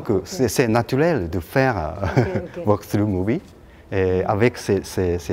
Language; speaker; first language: French; non-native, learner; Japanese